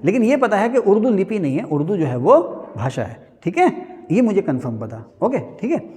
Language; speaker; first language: Hindi; native; Hindi